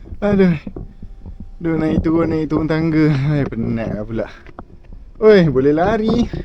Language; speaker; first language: Malay; native; Malay